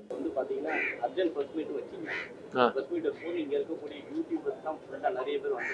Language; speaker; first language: Tamil; native; Tamil